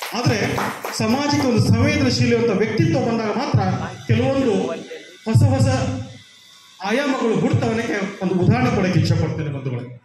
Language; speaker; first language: Kannada; non-native, local second language; Lambadi